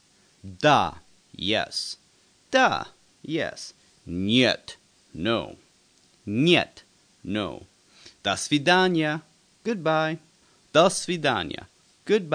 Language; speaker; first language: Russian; non-native, fluent; English